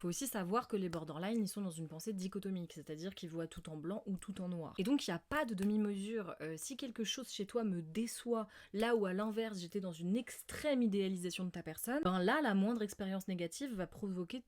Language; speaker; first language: French; native; French